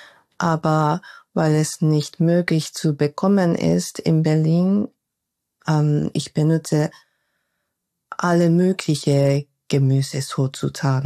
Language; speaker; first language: German; non-native, fluent; Japanese